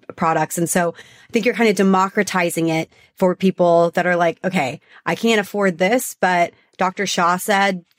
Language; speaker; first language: English; native; English